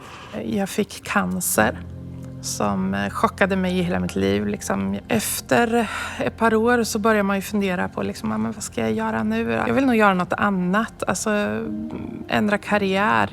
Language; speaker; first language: Swedish; native; Swedish